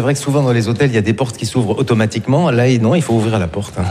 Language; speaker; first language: French; native; French